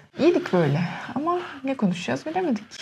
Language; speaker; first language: Turkish; native; Turkish